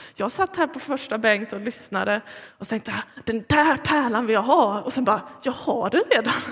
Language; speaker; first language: Swedish; native; Swedish